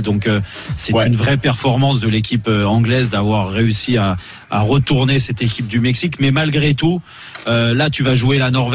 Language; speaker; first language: French; native; French